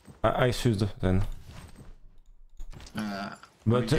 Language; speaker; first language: English; non-native, learner; French